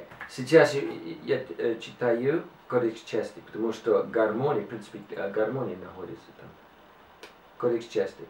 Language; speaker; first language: Russian; non-native, fluent; English